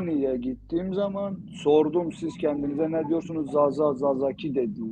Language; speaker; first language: Turkish; non-native, local second language; Zaza